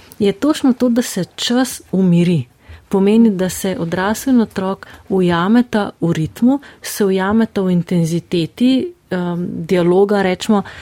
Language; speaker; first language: Slovenian; native; Slovenian